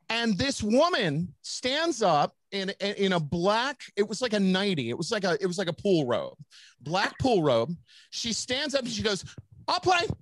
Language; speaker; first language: English; native; English